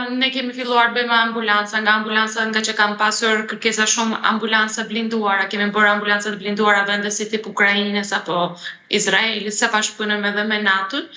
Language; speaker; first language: Albanian; early bilingual, heritage; Turkish